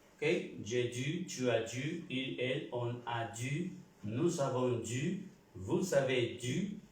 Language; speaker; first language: French; non-native, fluent; Spanish